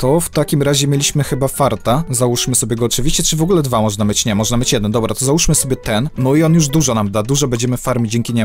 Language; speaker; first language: Polish; native; Polish